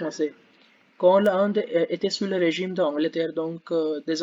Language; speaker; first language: French; non-native, learner; Hindi